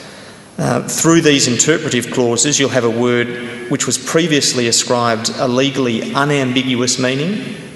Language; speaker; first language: English; native; English